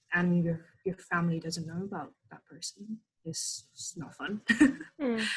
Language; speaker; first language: English; non-native, fluent; Indonesian